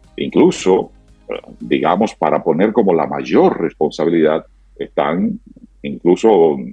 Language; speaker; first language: Spanish; native; Spanish